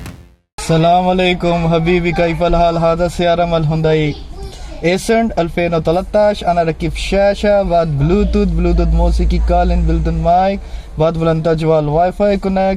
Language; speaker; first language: Arabic; non-native, learner; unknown